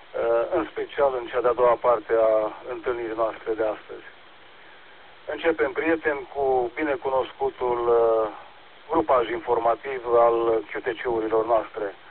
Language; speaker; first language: Romanian; native; Romanian